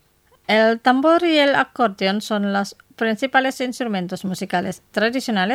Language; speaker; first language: Spanish; non-native, fluent; Indonesian